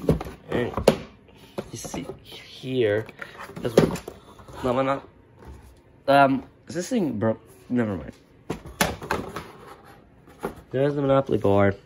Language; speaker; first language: English; native; English